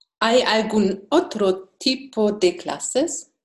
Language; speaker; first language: Spanish; non-native, fluent; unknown